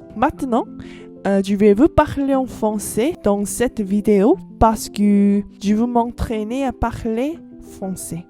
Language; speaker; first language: French; non-native, learner; Korean